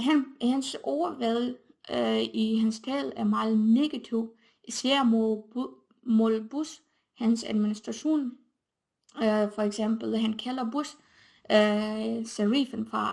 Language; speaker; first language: Danish; non-native, fluent; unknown